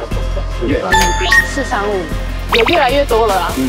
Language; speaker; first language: Chinese; native; Chinese